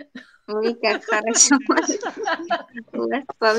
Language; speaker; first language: Russian; non-native, learner; Arabic